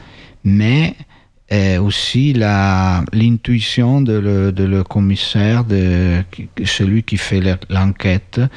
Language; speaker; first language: French; non-native, learner; Italian